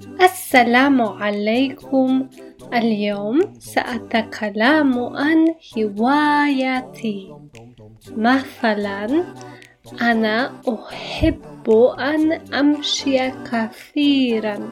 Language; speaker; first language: Arabic; non-native, fluent; Polish